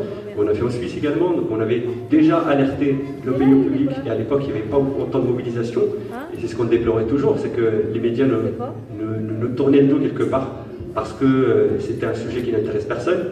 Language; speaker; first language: French; native; French